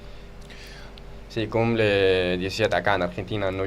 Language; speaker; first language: Spanish; non-native, fluent; Danish